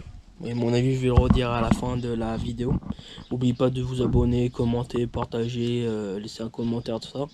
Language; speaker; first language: French; native; French